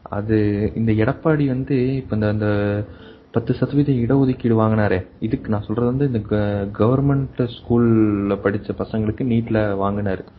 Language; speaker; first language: Tamil; native; Tamil